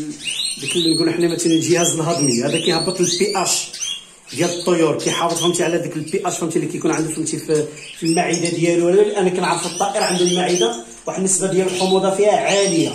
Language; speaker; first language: Arabic; native; Arabic